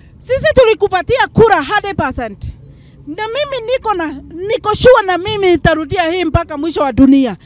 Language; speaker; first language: Swahili; non-native, local second language; Kikuyu